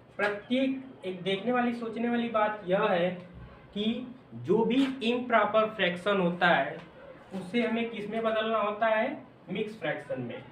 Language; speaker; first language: Hindi; native; Hindi